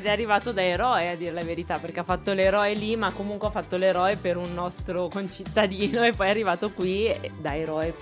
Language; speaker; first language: Italian; native; Italian